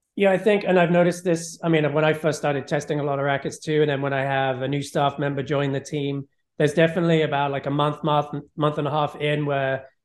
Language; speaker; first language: English; native; English